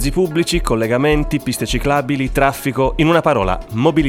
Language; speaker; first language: Italian; native; Italian